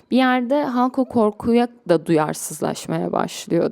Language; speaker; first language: Turkish; native; Turkish